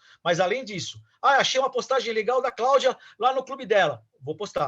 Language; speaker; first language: Portuguese; native; Portuguese